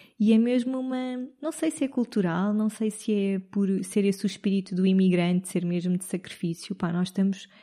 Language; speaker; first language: Portuguese; native; Portuguese